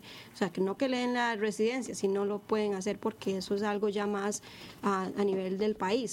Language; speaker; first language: Spanish; native; Spanish